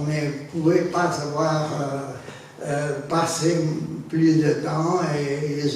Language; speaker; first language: French; non-native, fluent; Spanish